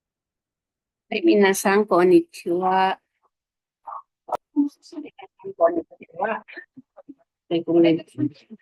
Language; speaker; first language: Japanese; non-native, fluent; Filipino